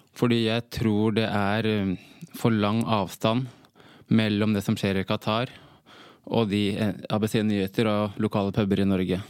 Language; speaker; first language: Norwegian; native; Norwegian